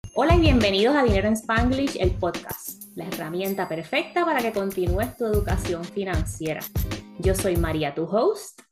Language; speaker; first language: Spanish; native; Spanish